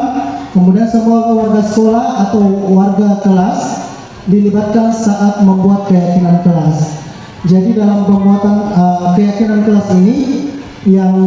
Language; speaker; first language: Indonesian; native; Indonesian